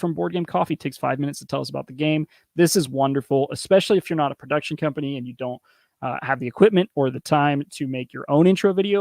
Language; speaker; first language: English; native; English